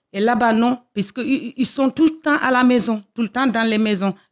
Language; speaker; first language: French; non-native, local second language; Fula